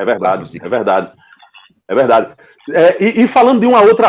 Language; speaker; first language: Portuguese; native; Portuguese